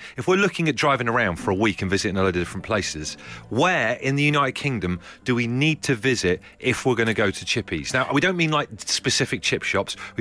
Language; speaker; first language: English; native; English